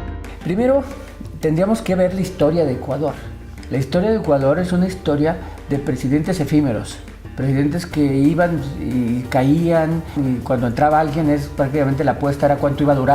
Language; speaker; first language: Spanish; native; Spanish